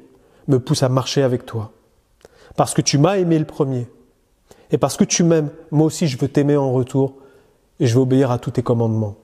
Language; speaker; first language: French; native; French